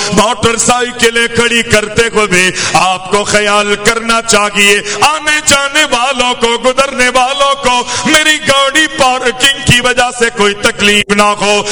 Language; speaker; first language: Urdu; native; Urdu